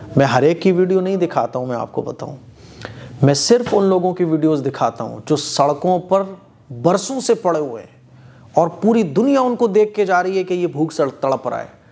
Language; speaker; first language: Hindi; native; Hindi